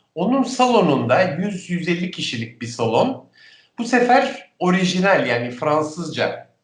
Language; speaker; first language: Turkish; native; Turkish